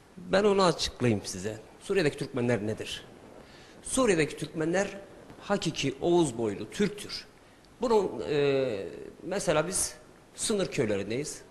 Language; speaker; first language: Turkish; early bilingual, heritage; Turkish